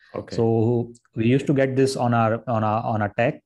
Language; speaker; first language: English; non-native, local second language; Gujarati